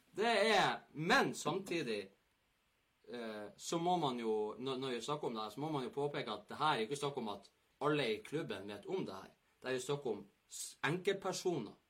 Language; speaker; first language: Norwegian; native; Norwegian